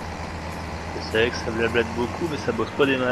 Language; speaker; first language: French; native; French